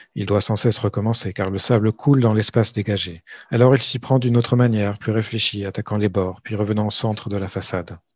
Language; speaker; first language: French; native; French